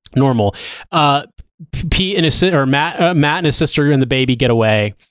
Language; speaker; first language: English; native; English